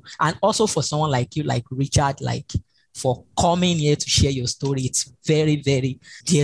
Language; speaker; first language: English; non-native, local second language; Yoruba